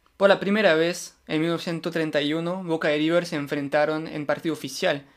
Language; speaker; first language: Spanish; non-native, fluent; French